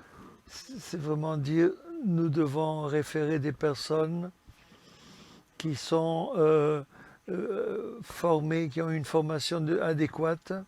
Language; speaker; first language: French; non-native, fluent; English